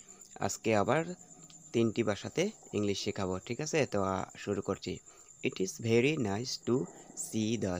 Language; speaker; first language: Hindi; non-native, local second language; Assamese